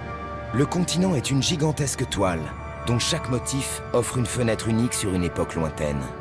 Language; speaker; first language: French; native; French